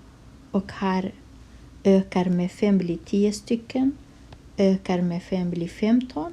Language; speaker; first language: Swedish; non-native, fluent; Kurdish